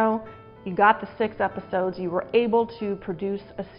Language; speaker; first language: English; native; English